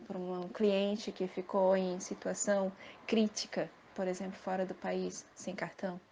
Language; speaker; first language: Portuguese; native; Portuguese